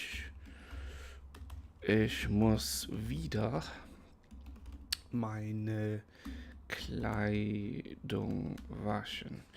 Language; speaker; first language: German; non-native, fluent; English